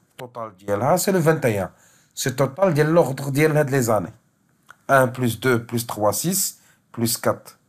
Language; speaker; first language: French; non-native, local second language; Arabic